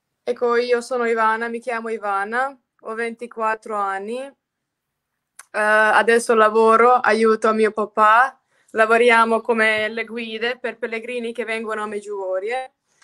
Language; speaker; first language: Italian; non-native, fluent; Croatian